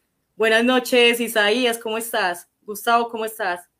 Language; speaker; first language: Spanish; native; Spanish